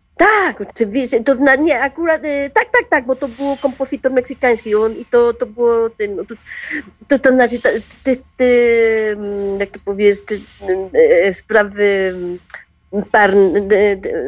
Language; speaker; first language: Polish; non-native, learner; Spanish